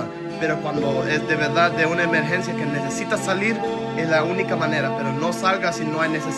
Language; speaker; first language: Spanish; early bilingual, heritage; Spanish